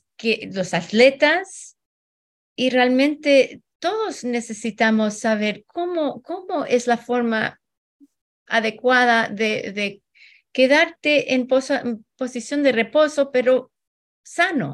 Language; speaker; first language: Spanish; early bilingual, heritage; Spanish